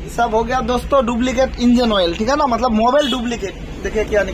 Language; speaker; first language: Hindi; non-native, local second language; Bangla